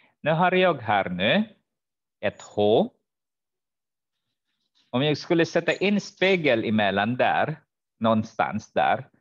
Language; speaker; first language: Swedish; non-native, fluent; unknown